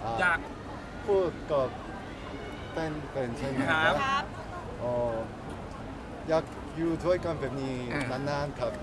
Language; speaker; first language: Thai; non-native, learner; Korean